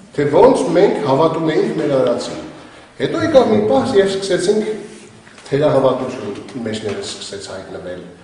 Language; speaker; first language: Armenian; native; Armenian